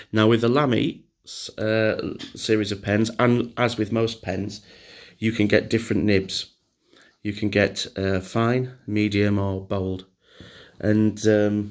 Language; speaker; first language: English; native; English